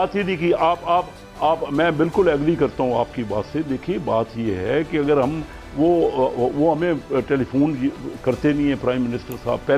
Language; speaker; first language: Urdu; native; Urdu